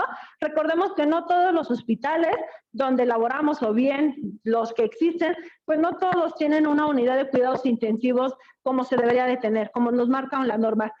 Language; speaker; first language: Spanish; native; Spanish